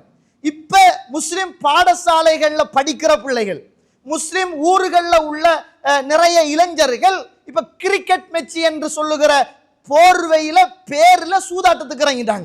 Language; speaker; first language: Tamil; native; Tamil